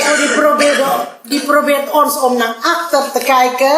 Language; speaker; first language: Dutch; non-native, learner; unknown